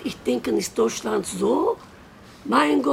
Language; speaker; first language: German; non-native, learner; Turkish